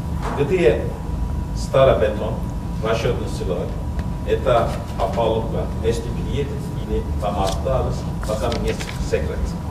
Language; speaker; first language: Russian; non-native, learner; Turkish